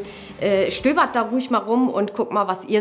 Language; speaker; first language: German; native; German